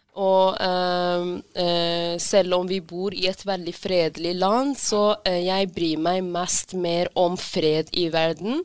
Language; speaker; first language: Norwegian; non-native, fluent; Persian